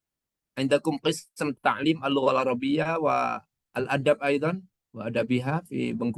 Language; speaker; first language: Arabic; non-native, fluent; Indonesian